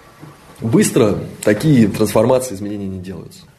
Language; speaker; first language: Russian; native; Russian